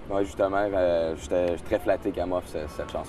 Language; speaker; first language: French; native; French